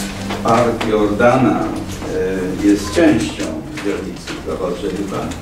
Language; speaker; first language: Polish; non-native, fluent; English